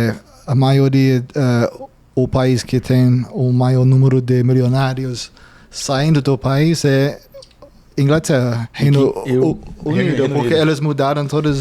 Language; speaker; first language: Portuguese; non-native, fluent; English